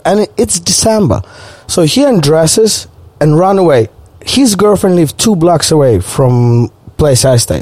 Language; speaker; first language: English; non-native, fluent; Ukrainian